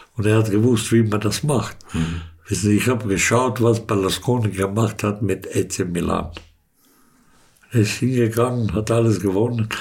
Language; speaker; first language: German; early bilingual, other home language; Slovenian